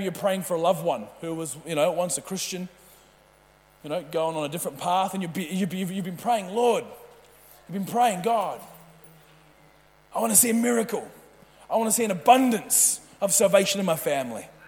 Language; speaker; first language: English; native; English